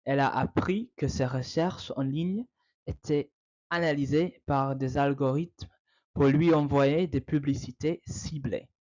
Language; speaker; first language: French; non-native, learner; English